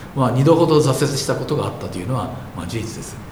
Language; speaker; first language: Japanese; native; Japanese